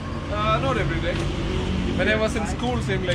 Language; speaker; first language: English; non-native, local second language; Malayalam